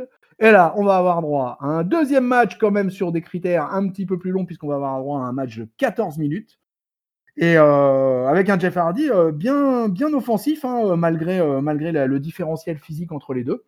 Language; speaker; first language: French; native; French